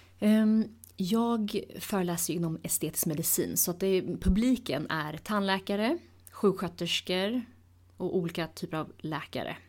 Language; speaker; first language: Swedish; early bilingual, other home language; Tigrinya